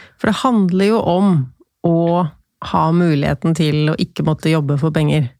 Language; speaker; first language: Norwegian; native; Norwegian